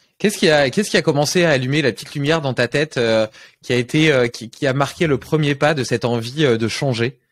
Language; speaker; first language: French; native; French